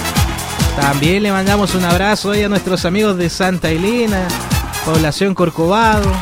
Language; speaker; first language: Spanish; native; Spanish